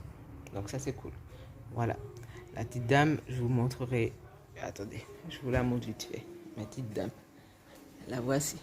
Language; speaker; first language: French; native; French